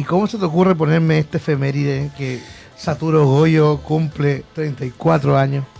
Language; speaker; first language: Spanish; native; Spanish